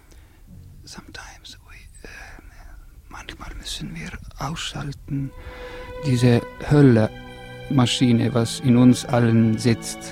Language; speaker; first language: German; non-native, fluent; Estonian